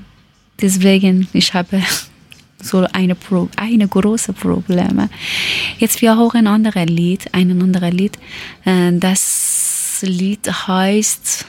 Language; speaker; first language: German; non-native, learner; Persian